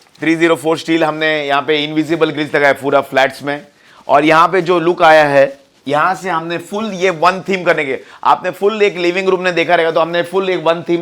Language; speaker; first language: Hindi; non-native, local second language; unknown